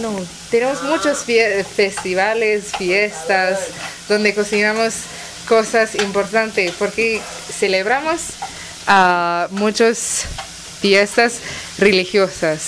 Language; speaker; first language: Spanish; non-native, learner; Tamil